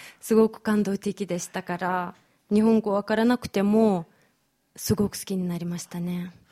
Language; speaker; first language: Japanese; non-native, fluent; Romanian